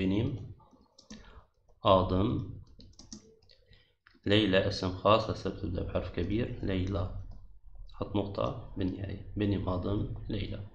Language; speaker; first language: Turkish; non-native, fluent; Arabic